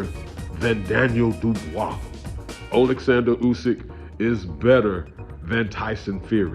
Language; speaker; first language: English; native; English